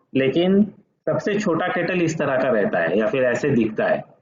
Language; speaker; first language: Hindi; non-native, local second language; Marathi